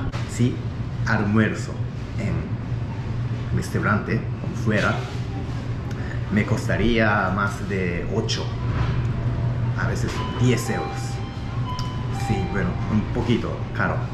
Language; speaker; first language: Spanish; non-native, learner; Japanese